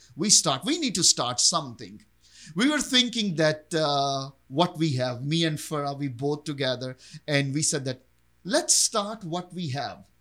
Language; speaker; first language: English; non-native, local second language; Urdu